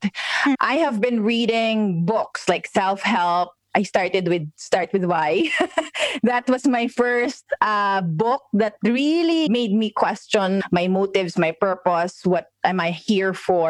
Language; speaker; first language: English; non-native, local second language; Filipino